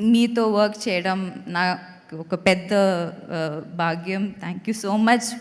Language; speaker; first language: Telugu; non-native, learner; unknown